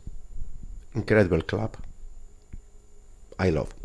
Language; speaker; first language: English; non-native, learner; Spanish